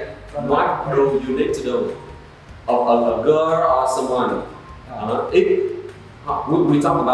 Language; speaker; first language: English; non-native, learner; Vietnamese